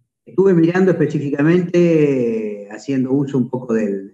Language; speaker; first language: Spanish; native; Spanish